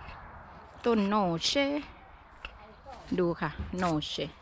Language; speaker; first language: Italian; non-native, learner; Thai